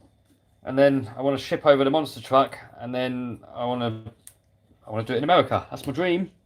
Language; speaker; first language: English; native; English